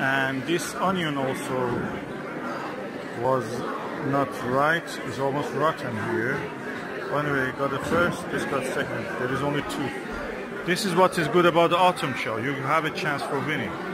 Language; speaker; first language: English; non-native, fluent; Persian